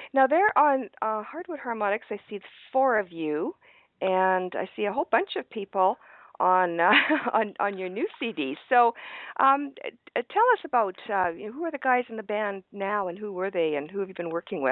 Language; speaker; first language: English; early bilingual, other home language; Ukrainian